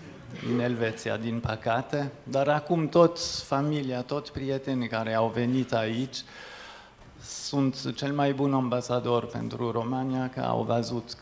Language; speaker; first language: Romanian; non-native, fluent; French